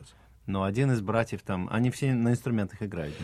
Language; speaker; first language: Russian; native; Russian